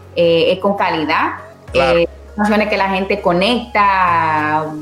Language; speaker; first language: Spanish; native; Spanish